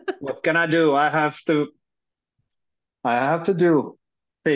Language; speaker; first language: English; non-native, learner; Finnish